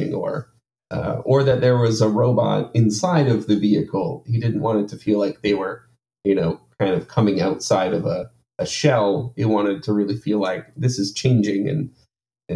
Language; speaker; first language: English; native; English